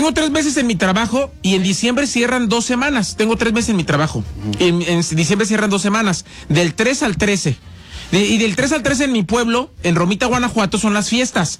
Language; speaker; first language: Spanish; native; Spanish